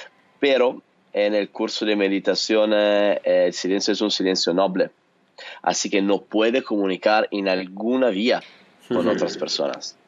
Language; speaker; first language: Spanish; non-native, fluent; Italian